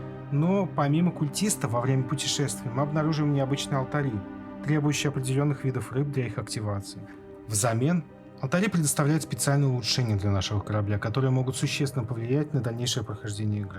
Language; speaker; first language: Russian; native; Russian